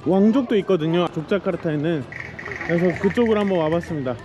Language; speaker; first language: Korean; native; Korean